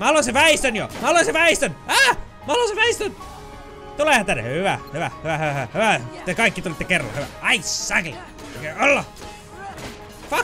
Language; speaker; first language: Finnish; native; Finnish